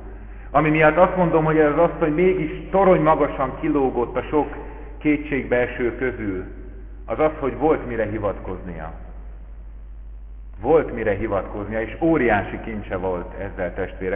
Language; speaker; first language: Hungarian; native; Hungarian